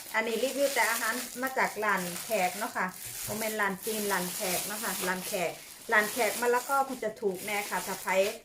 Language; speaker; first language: Thai; native; Thai